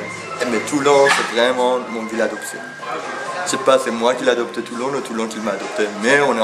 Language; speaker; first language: French; non-native, fluent; Persian